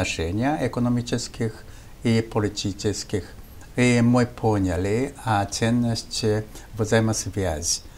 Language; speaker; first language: Russian; non-native, fluent; Japanese